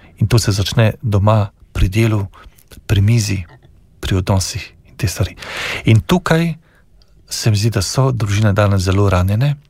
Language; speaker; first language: Slovenian; native; Slovenian